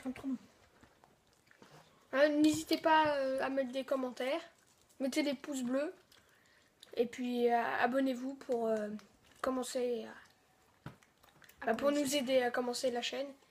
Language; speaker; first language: French; native; French